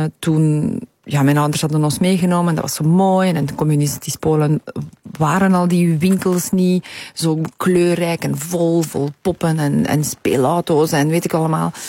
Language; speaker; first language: Dutch; early bilingual, other home language; Polish